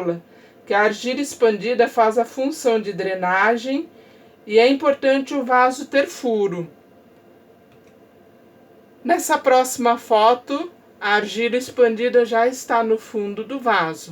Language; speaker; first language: Portuguese; native; Portuguese